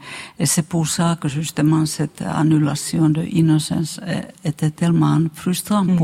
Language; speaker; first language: French; non-native, fluent; Finnish